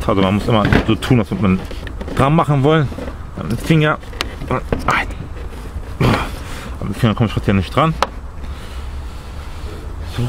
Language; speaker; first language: German; early bilingual, other home language; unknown